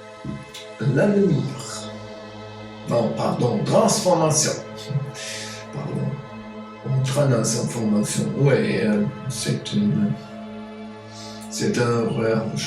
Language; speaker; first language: French; non-native, fluent; German